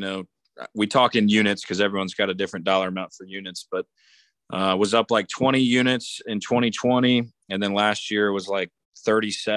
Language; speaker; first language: English; native; English